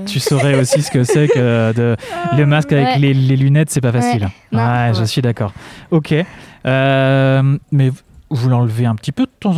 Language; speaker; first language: French; native; French